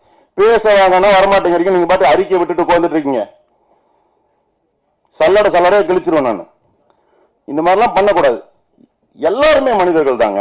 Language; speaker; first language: Tamil; native; Tamil